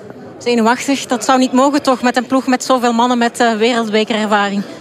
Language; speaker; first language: Dutch; native; Dutch